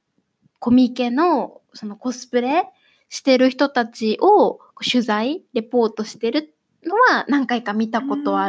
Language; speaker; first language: Japanese; native; Japanese